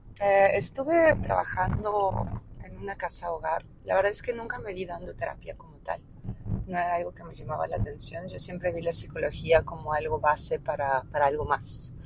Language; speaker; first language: Spanish; early bilingual, other home language; Ukrainian